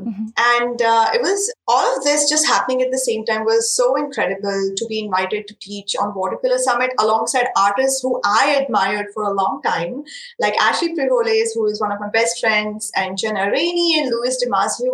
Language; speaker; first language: English; non-native, local second language; Marathi